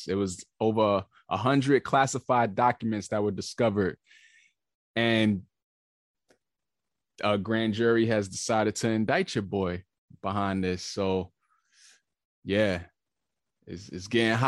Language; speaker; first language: English; native; English